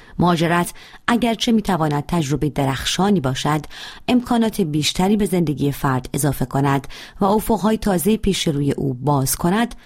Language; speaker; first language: Persian; native; Persian